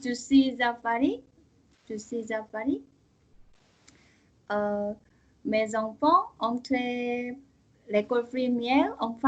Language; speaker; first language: French; non-native, learner; Korean